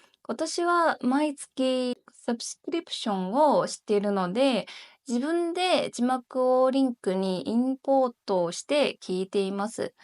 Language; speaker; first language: Japanese; non-native, learner; Chinese